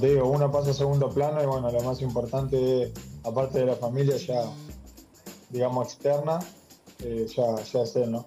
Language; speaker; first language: Spanish; native; Spanish